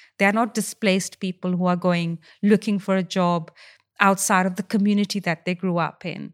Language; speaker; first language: English; non-native, local second language; Hindi